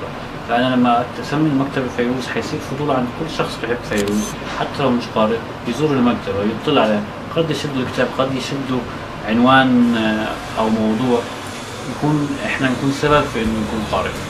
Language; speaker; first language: Arabic; native; Arabic